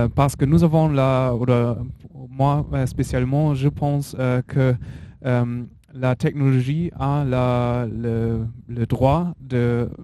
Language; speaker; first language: French; non-native, learner; German